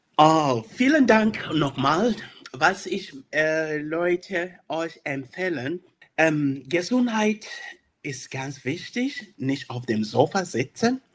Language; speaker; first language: German; non-native, learner; English